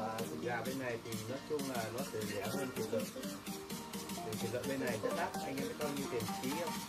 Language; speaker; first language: Vietnamese; native; Vietnamese